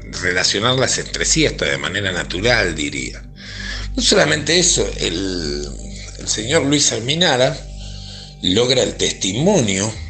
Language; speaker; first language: Spanish; native; Spanish